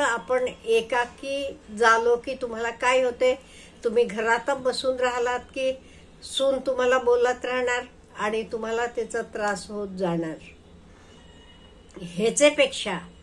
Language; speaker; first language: Marathi; non-native, fluent; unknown